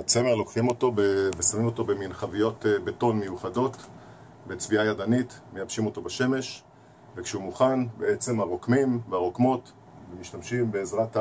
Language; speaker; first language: Hebrew; native; Hebrew